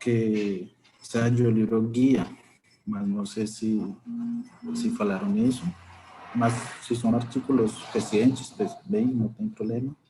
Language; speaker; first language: Portuguese; non-native, fluent; Spanish